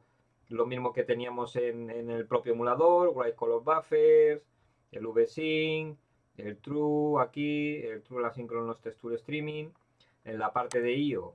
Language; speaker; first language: Spanish; native; Spanish